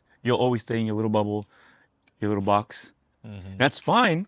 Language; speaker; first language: English; native; English